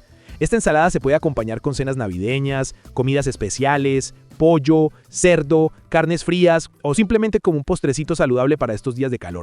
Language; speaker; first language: Spanish; native; Spanish